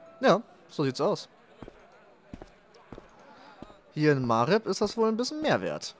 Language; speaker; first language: German; native; German